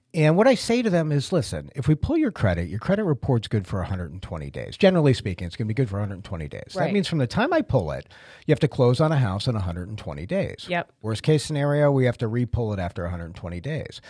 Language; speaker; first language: English; native; English